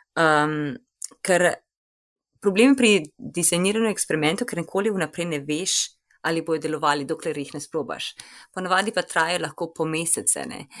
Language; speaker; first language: Slovenian; native; Slovenian